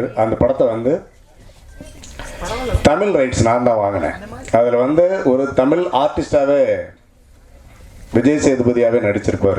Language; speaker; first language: Tamil; native; Tamil